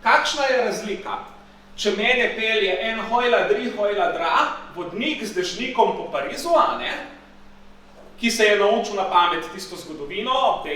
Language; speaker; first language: Slovenian; native; Slovenian